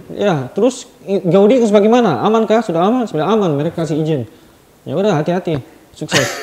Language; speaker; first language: Indonesian; non-native, fluent; Dutch